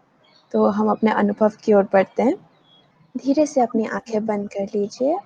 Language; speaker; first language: Hindi; native; Hindi